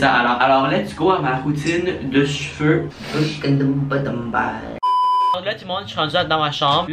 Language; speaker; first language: French; native; French